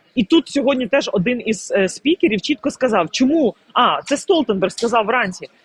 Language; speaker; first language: Ukrainian; native; Ukrainian